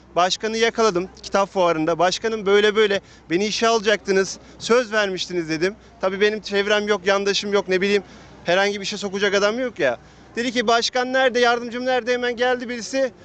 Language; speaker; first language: Turkish; native; Turkish